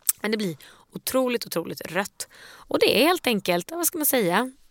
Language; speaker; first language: Swedish; native; Swedish